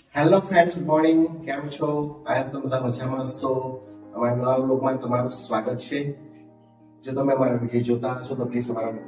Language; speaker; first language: Gujarati; non-native, local second language; Kukna